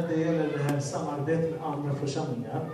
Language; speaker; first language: Swedish; non-native, fluent; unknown